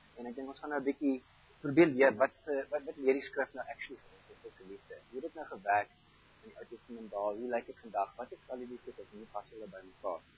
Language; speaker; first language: Afrikaans; non-native, fluent; German